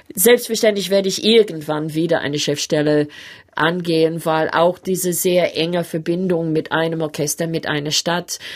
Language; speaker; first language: German; non-native, fluent; English